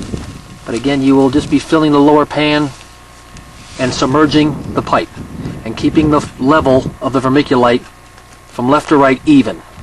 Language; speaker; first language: English; native; English